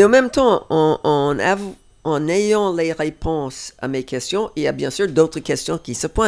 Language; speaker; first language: French; non-native, fluent; English